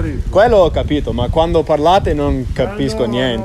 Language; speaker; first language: Italian; non-native, fluent; English